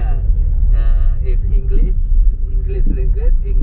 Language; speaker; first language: English; non-native, learner; Indonesian